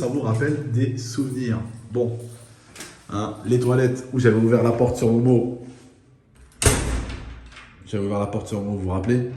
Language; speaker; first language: French; native; French